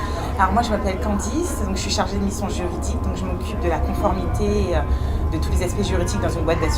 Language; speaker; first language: French; native; French